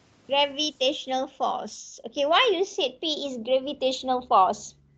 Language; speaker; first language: English; non-native, local second language; Malay